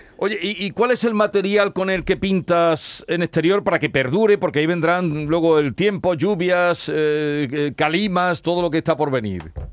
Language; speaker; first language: Spanish; native; Spanish